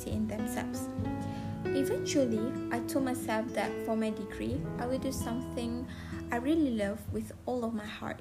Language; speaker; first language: English; non-native, local second language; Pattani Malay